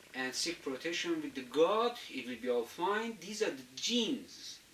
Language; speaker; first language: English; non-native, fluent; Azerbaijani